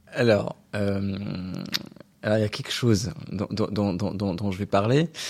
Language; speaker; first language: French; non-native, local second language; Arabic